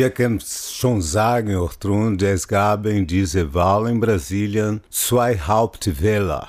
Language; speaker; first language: German; non-native, fluent; Portuguese